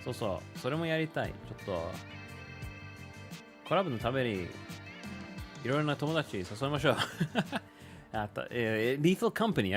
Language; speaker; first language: Japanese; non-native, learner; English